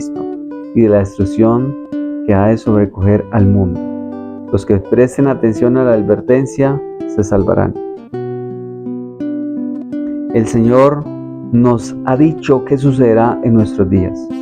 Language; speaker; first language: Spanish; native; Spanish